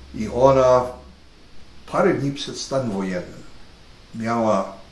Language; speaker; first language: Polish; early bilingual, heritage; Polish